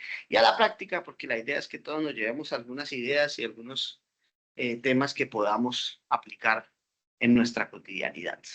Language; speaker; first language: Spanish; native; Spanish